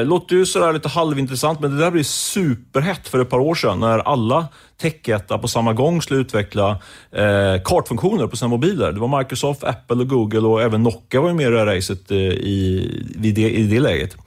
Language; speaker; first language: Swedish; native; Swedish